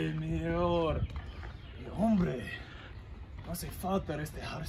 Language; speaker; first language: Spanish; non-native, learner; English